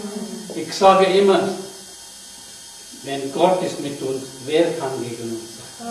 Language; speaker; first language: German; non-native, learner; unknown